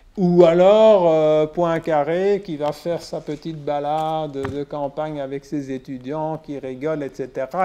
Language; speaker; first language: French; native; French